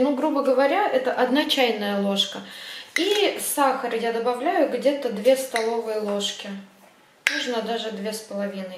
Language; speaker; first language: Russian; native; Russian